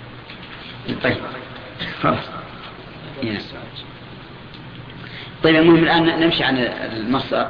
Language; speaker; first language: Arabic; native; Arabic